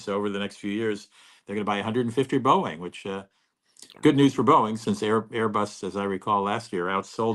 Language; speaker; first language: English; native; English